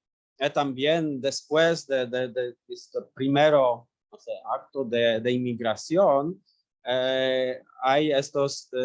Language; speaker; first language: Spanish; non-native, learner; Polish